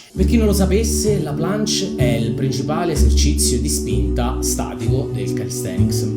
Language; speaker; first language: Italian; native; Italian